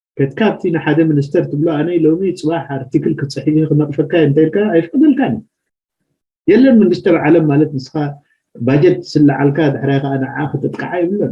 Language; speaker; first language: Tigrinya; native; Tigrinya